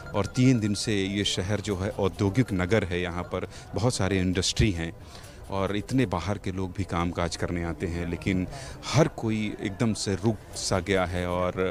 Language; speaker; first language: Hindi; native; Hindi